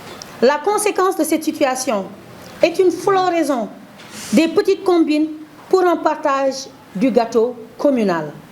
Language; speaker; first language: French; non-native, local second language; Wolof